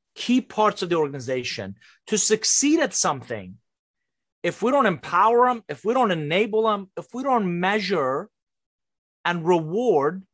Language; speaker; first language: English; non-native, fluent; Persian